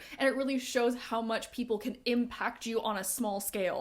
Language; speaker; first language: English; native; English